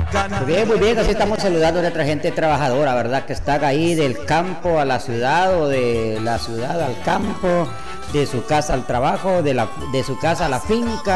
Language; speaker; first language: Spanish; native; Spanish